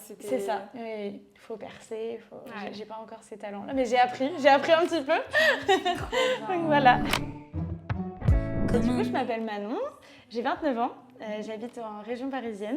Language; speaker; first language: French; native; French